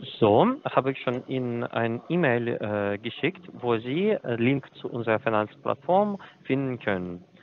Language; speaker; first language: German; non-native, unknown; Russian